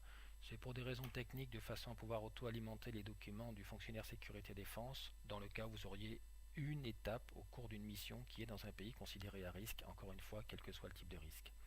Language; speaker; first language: French; native; French